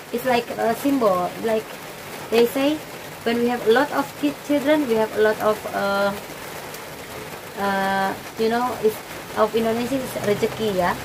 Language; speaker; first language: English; non-native, learner; Indonesian